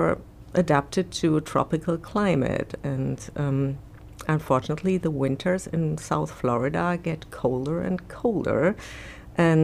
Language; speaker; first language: English; non-native, fluent; German